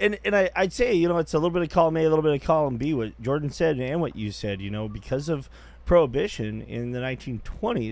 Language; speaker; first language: English; native; English